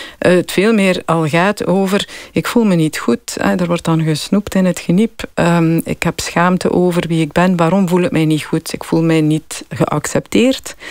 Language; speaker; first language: Dutch; native; Dutch